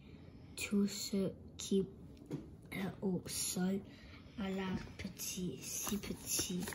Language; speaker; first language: French; non-native, learner; English